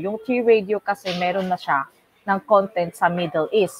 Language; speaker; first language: Filipino; non-native, fluent; Korean